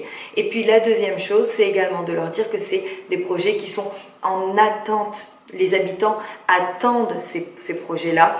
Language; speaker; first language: French; native; French